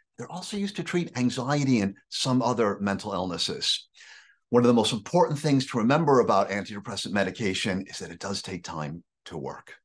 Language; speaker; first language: English; native; English